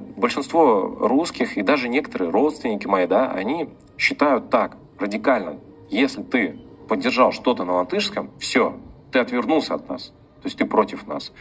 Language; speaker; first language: Russian; native; Russian